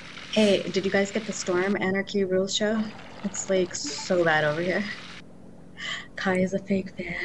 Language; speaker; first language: English; native; English